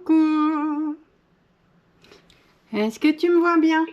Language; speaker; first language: French; native; French